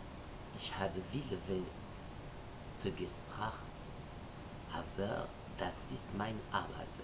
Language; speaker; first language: German; non-native, learner; French